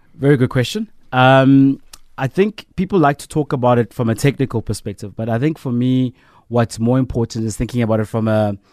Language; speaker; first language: English; non-native, local second language; Zulu